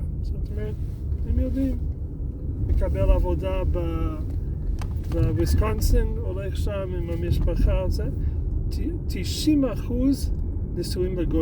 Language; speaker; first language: Hebrew; non-native, fluent; English